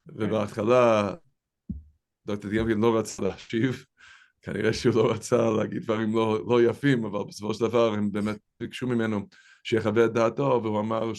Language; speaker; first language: Hebrew; non-native, fluent; English